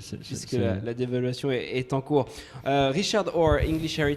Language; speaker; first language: French; native; French